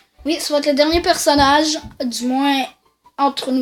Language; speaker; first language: French; native; French